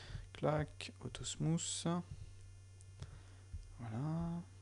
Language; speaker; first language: French; native; French